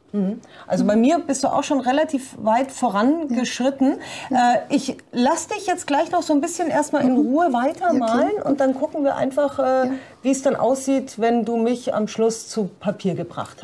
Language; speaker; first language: German; native; German